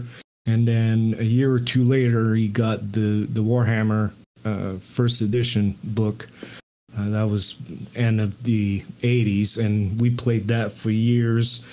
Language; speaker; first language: English; non-native, fluent; French